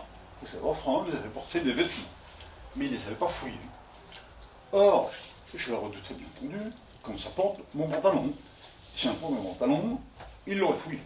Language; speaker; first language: French; native; French